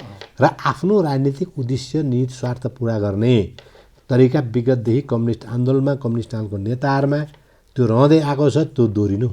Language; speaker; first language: Nepali; native; Nepali